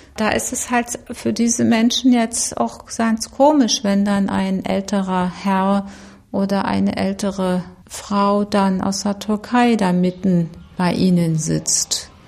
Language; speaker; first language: German; early bilingual, other home language; Turkish